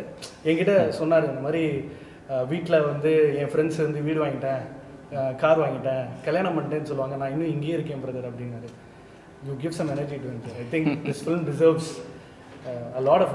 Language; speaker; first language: Tamil; native; Tamil